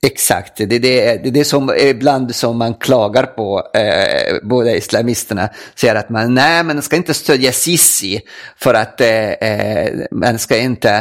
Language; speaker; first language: Swedish; non-native, fluent; Arabic